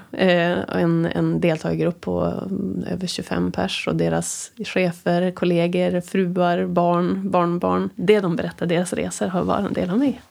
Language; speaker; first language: Swedish; native; Swedish